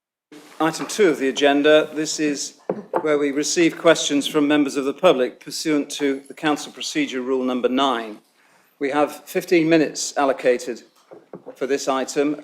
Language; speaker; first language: English; native; English